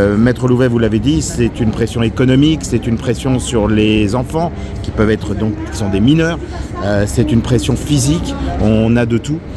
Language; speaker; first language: French; native; French